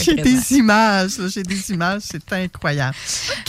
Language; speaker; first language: French; native; French